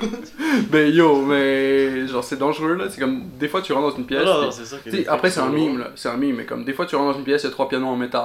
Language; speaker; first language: French; native; French